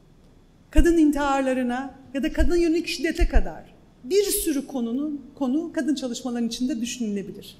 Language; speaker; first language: Turkish; native; Turkish